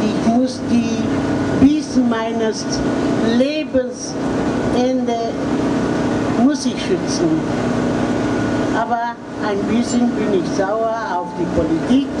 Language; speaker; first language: German; non-native, learner; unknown